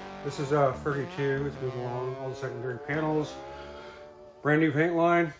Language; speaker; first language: English; native; English